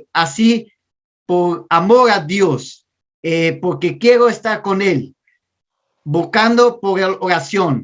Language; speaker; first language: Spanish; non-native, learner; Portuguese